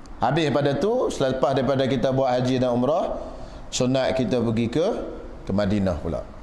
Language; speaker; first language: Malay; native; Malay